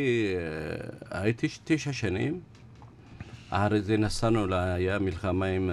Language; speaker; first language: Hebrew; non-native, learner; Amharic